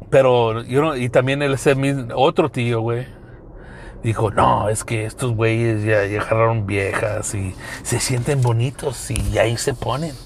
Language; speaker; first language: Spanish; early bilingual, other home language; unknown